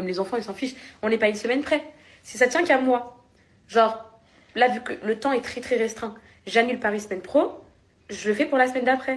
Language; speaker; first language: French; native; French